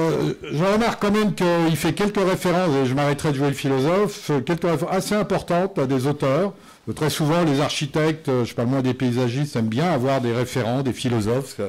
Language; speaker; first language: French; native; French